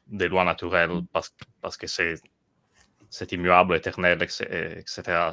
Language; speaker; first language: French; non-native, learner; Italian